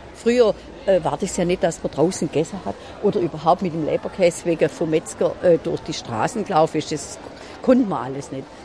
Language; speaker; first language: German; native; German